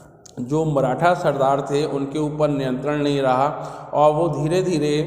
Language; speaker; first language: Hindi; native; Hindi